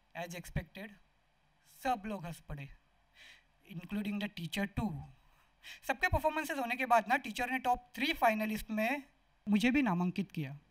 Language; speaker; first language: Hindi; non-native, local second language; Marathi